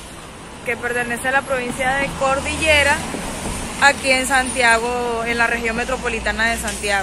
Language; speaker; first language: Spanish; native; Spanish